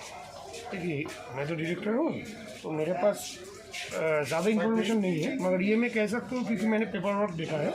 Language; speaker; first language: Hindi; non-native, local second language; Bangla